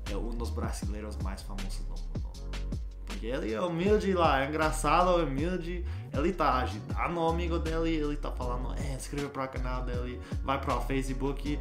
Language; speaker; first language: Portuguese; non-native, fluent; English